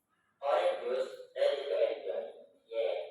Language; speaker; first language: English; non-native, learner; Indonesian